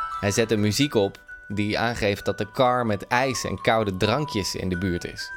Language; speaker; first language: Dutch; native; Dutch